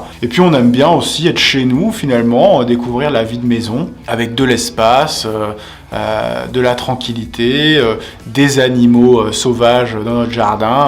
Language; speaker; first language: French; native; French